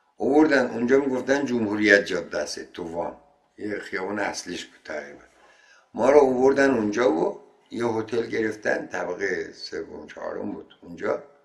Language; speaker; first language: Persian; non-native, local second language; Azerbaijani